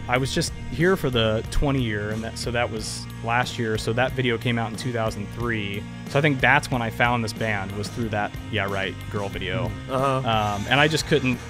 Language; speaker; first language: English; native; English